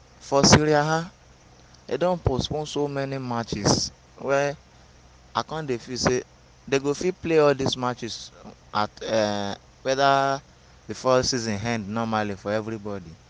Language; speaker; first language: Nigerian Pidgin; native; Nigerian Pidgin